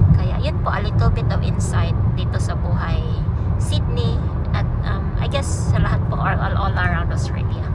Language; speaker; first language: Filipino; non-native, local second language; Cebuano